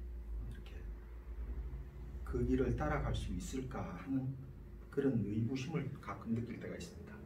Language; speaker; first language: Korean; native; Korean